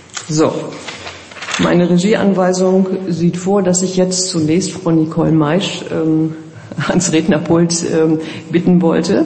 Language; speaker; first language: German; native; German